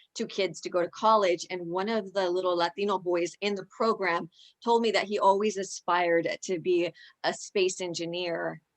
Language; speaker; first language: English; early bilingual, other home language; Spanish